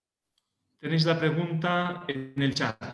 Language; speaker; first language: Spanish; non-native, fluent; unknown